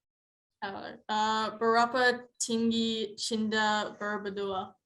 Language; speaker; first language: Indonesian; non-native, learner; English